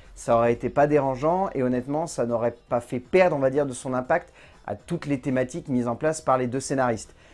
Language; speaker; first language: French; native; French